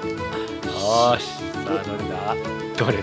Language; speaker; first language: Japanese; native; Japanese